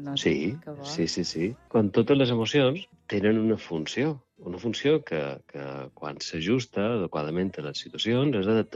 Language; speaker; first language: Catalan; native; Catalan